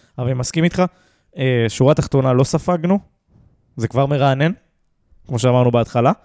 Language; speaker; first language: Hebrew; native; Hebrew